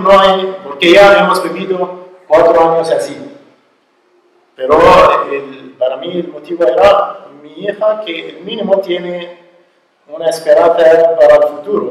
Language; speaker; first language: Spanish; non-native, learner; Arabic